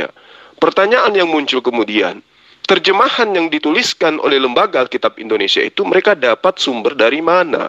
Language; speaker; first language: Indonesian; native; Indonesian